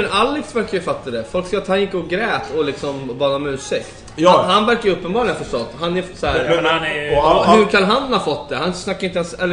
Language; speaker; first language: Swedish; native; Swedish